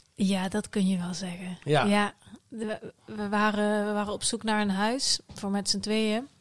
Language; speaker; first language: Dutch; native; Dutch